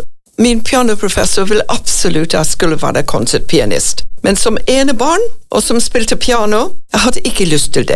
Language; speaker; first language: Norwegian; non-native, fluent; English